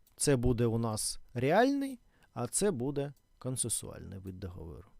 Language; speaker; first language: Ukrainian; non-native, learner; Russian